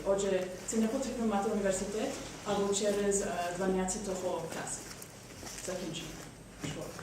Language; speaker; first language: Ukrainian; non-native, learner; English